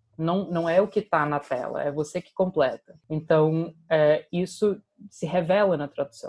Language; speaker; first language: Portuguese; non-native, fluent; English